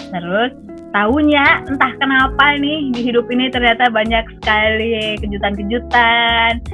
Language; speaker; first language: Indonesian; native; Indonesian